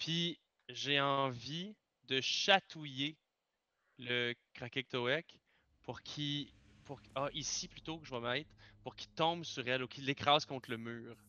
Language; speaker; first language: French; native; French